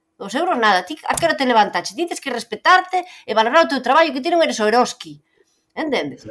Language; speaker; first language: Galician; native; Galician